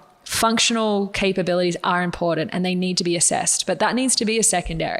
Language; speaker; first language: English; native; English